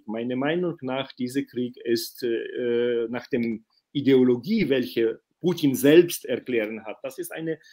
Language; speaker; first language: German; non-native, fluent; Ukrainian